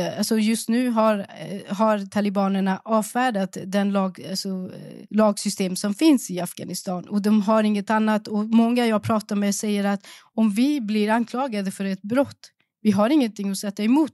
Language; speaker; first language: Swedish; early bilingual, other home language; Persian